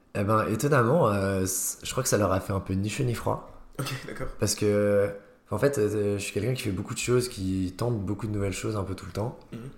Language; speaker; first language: French; native; French